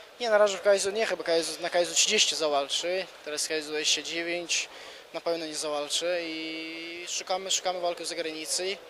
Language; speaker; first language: Polish; non-native, fluent; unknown